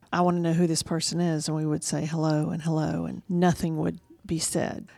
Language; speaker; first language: English; native; English